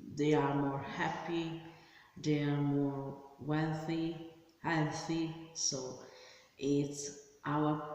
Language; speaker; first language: English; non-native, fluent; Italian